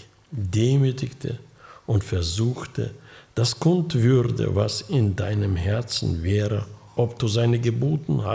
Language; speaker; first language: German; early bilingual, heritage; German